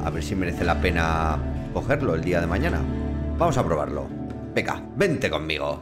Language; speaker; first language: Spanish; native; Spanish